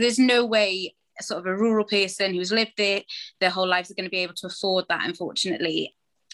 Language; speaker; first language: English; native; English